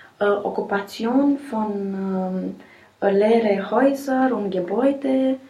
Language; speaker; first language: German; non-native, learner; Romanian